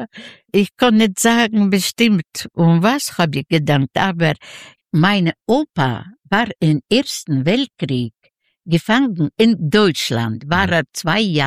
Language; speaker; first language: German; non-native, learner; Yiddish